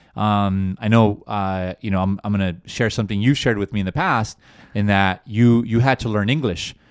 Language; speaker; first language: English; early bilingual, other home language; Spanish